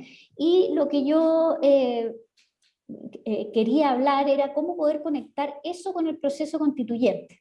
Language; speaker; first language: Spanish; native; Spanish